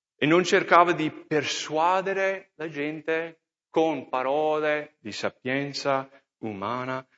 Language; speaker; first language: Italian; non-native, fluent; English